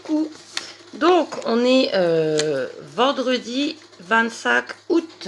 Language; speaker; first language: French; native; French